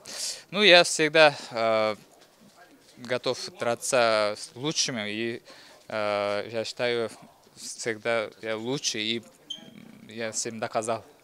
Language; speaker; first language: Russian; non-native, learner; Uzbek